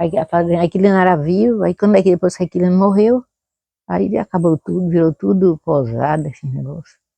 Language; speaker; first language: Portuguese; native; Portuguese